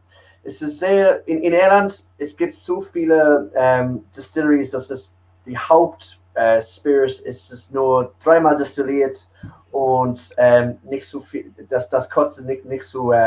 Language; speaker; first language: German; early bilingual, heritage; English